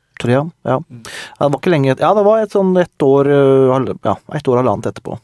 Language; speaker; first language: Norwegian; native; Norwegian